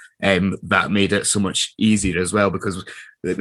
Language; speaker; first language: English; native; English